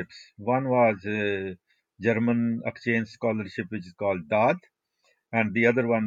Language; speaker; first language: English; non-native, local second language; Punjabi